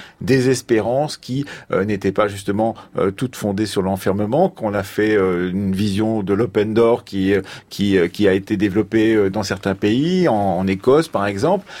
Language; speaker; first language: French; native; French